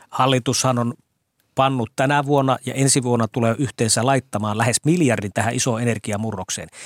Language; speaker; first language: Finnish; native; Finnish